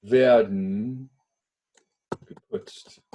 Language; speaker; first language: German; non-native, fluent; English